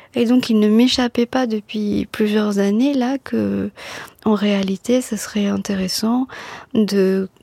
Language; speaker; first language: French; non-native, local second language; Morisyen